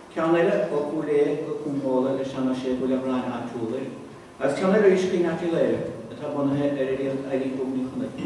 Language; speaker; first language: Irish; native; Irish